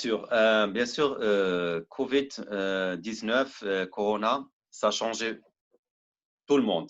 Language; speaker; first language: French; non-native, learner; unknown